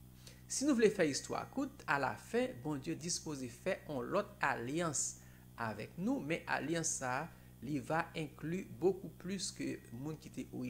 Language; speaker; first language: French; non-native, local second language; Haitian Creole